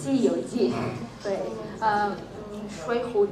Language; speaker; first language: Chinese; non-native, learner; Georgian